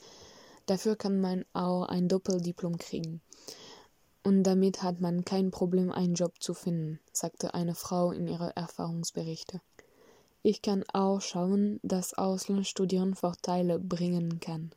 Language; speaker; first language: German; non-native, learner; French